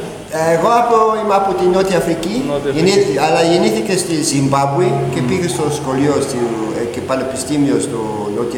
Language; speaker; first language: Greek; non-native, learner; English